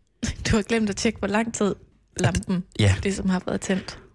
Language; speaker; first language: Danish; native; Danish